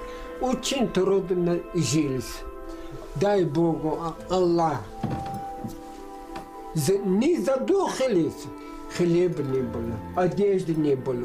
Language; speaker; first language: Russian; non-native, local second language; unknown